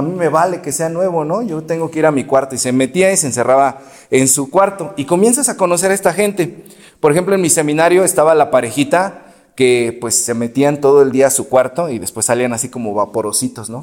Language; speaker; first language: Spanish; native; Spanish